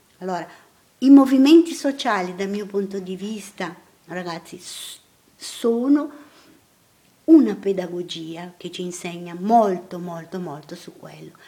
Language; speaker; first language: Italian; non-native, fluent; Portuguese